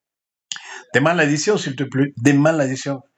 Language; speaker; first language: French; non-native, fluent; Spanish